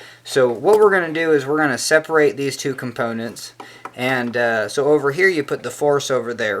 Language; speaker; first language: English; native; English